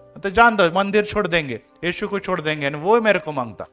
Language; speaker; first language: Hindi; non-native, local second language; Marathi